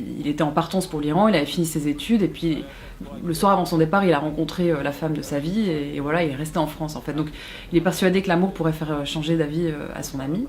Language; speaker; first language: French; native; French